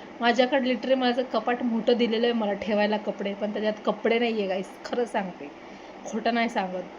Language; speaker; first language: Marathi; non-native, local second language; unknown